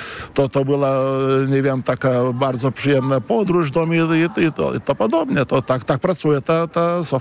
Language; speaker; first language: Polish; non-native, fluent; Lithuanian